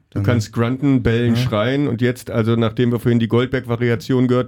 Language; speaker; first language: German; native; German